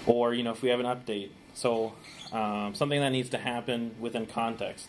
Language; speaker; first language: English; native; English